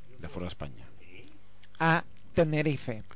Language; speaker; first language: Catalan; non-native, local second language; Spanish